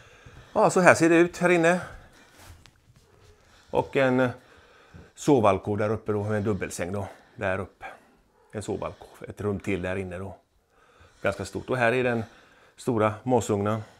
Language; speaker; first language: Swedish; native; Swedish